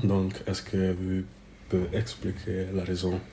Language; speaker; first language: French; non-native, fluent; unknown